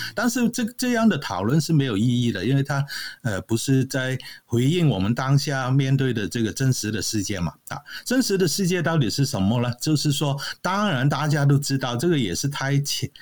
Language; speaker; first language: Chinese; non-native, local second language; Cantonese